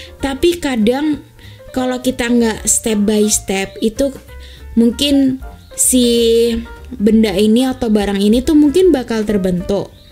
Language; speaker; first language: Indonesian; native; Indonesian